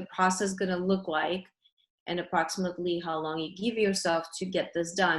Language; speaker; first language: English; early bilingual, other home language; Russian